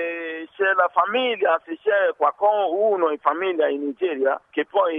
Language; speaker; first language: Italian; non-native, learner; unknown